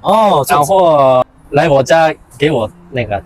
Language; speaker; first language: Chinese; non-native, fluent; Japanese